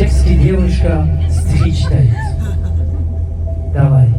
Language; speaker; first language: Russian; non-native, learner; Tajik